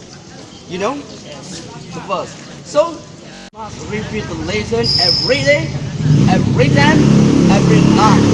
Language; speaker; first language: English; non-native, learner; Indonesian